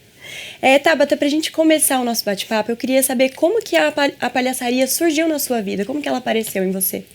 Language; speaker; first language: Portuguese; native; Portuguese